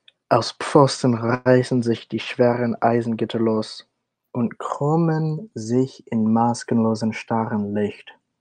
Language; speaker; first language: German; non-native, learner; English